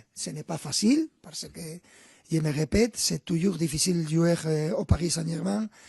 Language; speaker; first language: French; non-native, fluent; Spanish